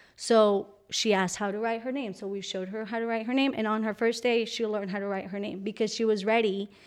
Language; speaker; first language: English; non-native, fluent; Spanish